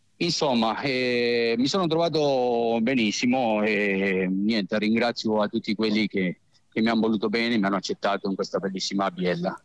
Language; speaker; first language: Italian; non-native, fluent; Spanish